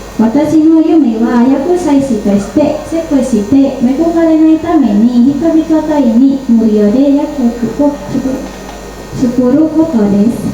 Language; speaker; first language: Japanese; non-native, learner; Indonesian